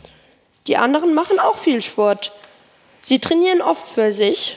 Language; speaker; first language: German; non-native, fluent; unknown